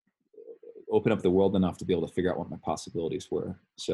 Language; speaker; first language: English; native; English